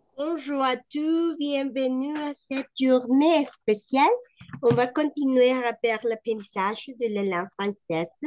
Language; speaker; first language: French; non-native, fluent; Spanish